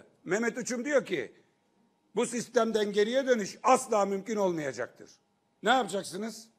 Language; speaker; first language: Turkish; native; Turkish